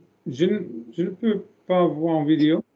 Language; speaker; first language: French; non-native, learner; German